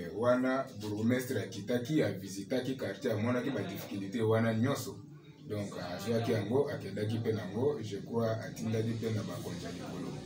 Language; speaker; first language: Lingala; native; Lingala